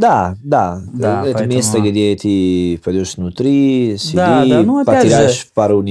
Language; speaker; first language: Russian; non-native, learner; Italian